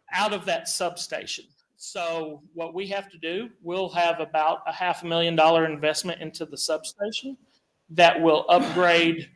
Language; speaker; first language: English; native; English